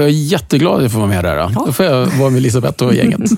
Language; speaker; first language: Swedish; native; Swedish